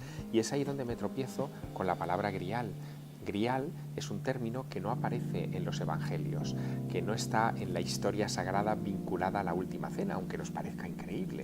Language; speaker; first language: Spanish; native; Spanish